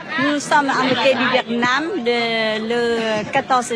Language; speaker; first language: French; non-native, local second language; Vietnamese